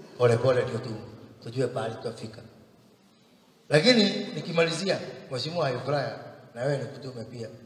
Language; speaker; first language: Swahili; non-native, local second language; Kikuyu